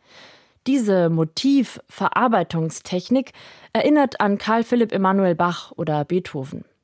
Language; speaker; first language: German; native; German